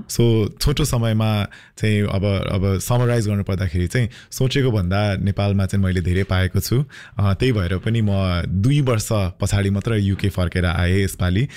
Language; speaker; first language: Nepali; early bilingual, heritage; Nepali